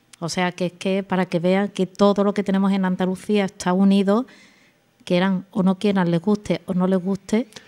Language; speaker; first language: Spanish; native; Spanish